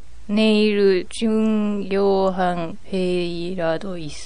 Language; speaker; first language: Korean; non-native, learner; Japanese